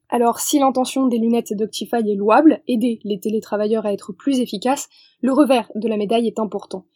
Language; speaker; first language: French; native; French